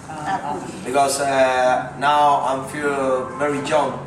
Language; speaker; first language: English; non-native, learner; Spanish